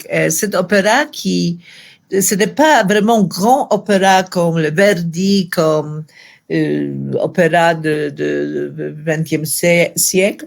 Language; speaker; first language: French; non-native, fluent; Polish